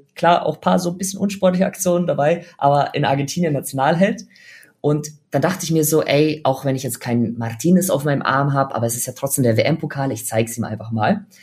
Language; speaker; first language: German; native; German